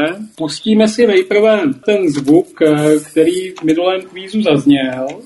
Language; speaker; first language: Czech; native; Czech